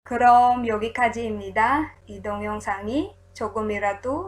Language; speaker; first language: Korean; non-native, learner; Filipino